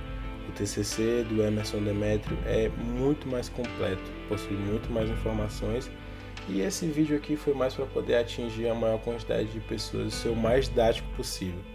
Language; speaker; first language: Portuguese; native; Portuguese